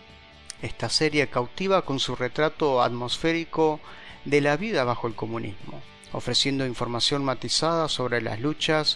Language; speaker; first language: Spanish; native; Spanish